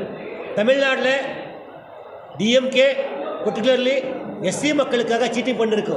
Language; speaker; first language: Tamil; non-native, learner; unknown